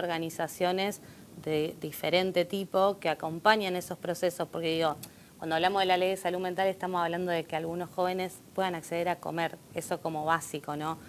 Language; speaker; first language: Spanish; native; Spanish